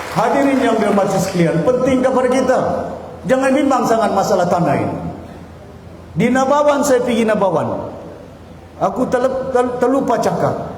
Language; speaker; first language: Malay; native; Malay